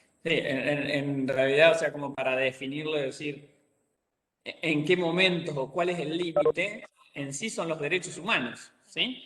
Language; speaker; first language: Spanish; native; Spanish